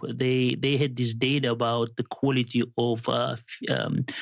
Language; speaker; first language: English; non-native, fluent; Georgian